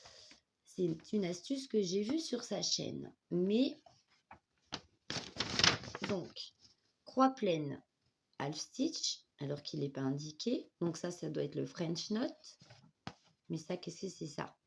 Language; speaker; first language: French; native; French